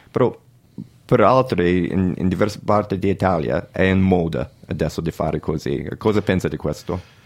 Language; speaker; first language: Italian; non-native, learner; English